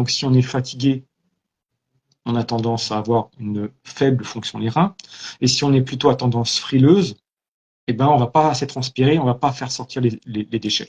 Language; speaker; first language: French; native; French